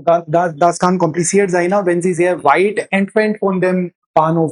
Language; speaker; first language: German; non-native, fluent; Hindi